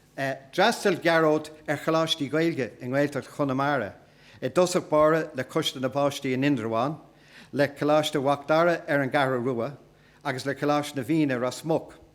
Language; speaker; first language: Irish; non-native, local second language; English